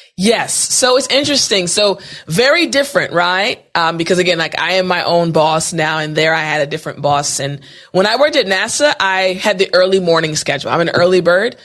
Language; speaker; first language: English; native; English